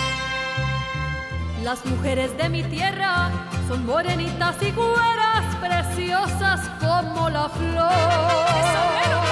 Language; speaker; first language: English; early bilingual, other home language; Spanish